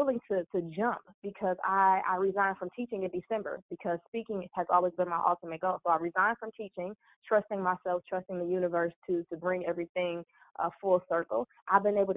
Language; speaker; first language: English; native; English